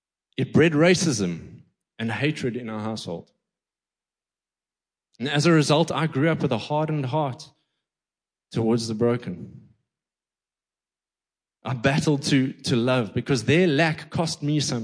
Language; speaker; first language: English; native; English